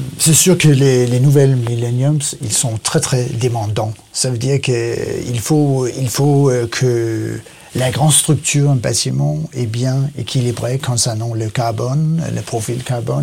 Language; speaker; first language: French; non-native, learner; Danish